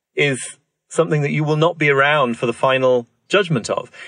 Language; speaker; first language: English; native; English